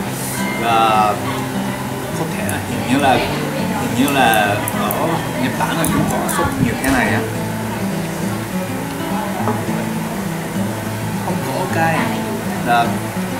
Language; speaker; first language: Vietnamese; non-native, learner; Japanese